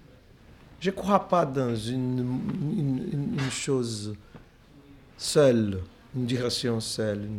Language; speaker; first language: French; non-native, fluent; Portuguese